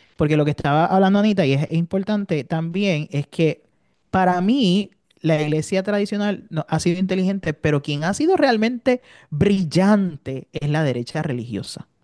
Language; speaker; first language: Spanish; native; Spanish